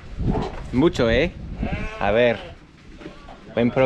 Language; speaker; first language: Spanish; non-native, fluent; English